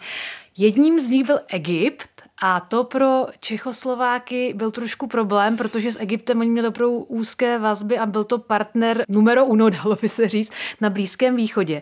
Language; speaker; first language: Czech; native; Czech